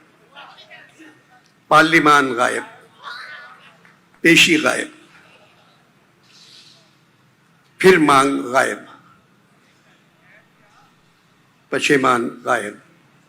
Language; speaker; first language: Urdu; native; Urdu